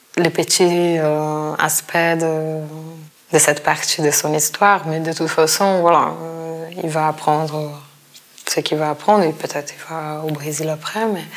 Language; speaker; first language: French; non-native, fluent; Portuguese